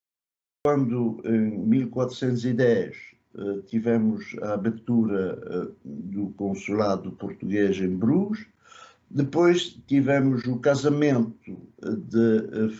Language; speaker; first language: Portuguese; early bilingual, other home language; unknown